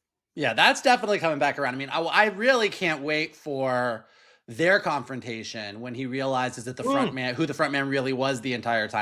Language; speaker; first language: English; native; English